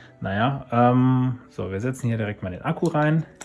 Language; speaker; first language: German; native; German